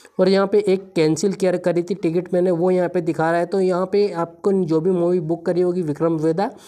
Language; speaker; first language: Hindi; native; Hindi